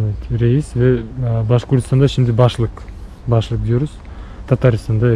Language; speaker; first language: Turkish; non-native, learner; Bashkir